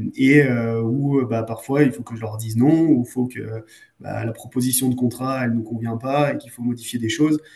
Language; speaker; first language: French; native; French